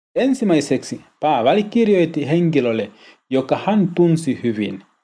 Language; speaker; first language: Finnish; non-native, learner; Swahili